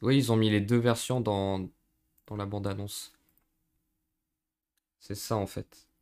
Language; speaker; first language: French; native; French